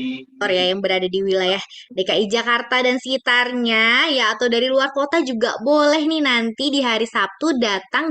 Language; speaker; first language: Indonesian; native; Indonesian